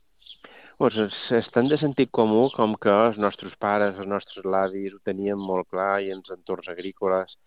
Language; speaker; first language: Catalan; native; Catalan